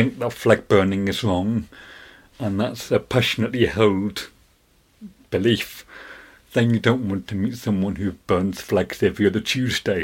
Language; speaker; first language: English; native; English